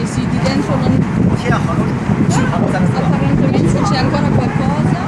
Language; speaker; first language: Italian; non-native, learner; Chinese